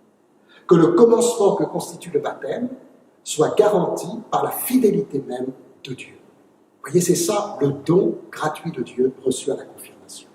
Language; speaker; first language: French; native; French